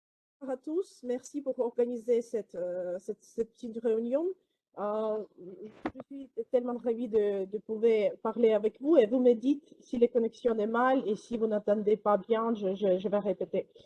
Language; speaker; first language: French; non-native, fluent; Ukrainian